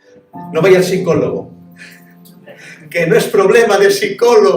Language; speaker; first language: Spanish; native; Spanish